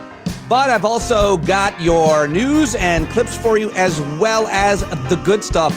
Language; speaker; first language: English; native; English